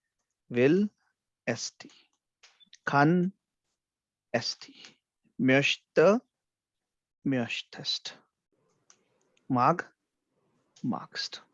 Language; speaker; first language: German; non-native, fluent; Hindi